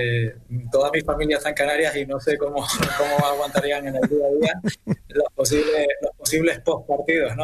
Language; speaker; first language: Spanish; native; Spanish